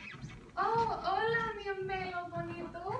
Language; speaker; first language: Spanish; non-native, learner; English